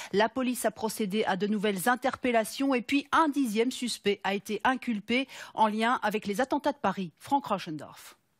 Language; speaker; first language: French; native; French